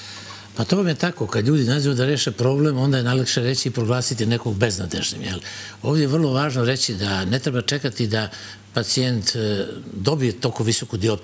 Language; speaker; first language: Bosnian; native; Bosnian